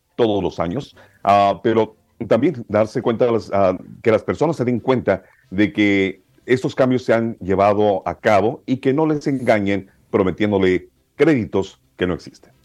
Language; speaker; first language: Spanish; native; Spanish